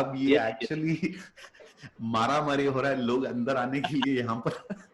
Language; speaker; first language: Hindi; native; Hindi